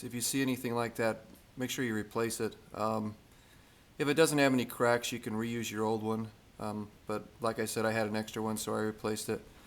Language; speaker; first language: English; native; English